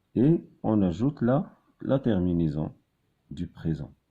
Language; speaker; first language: French; non-native, local second language; Arabic